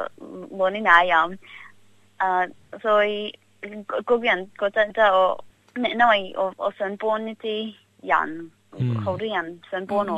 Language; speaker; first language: Cantonese; early bilingual, heritage; Cantonese